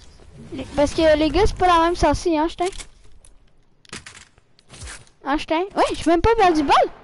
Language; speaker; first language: French; native; French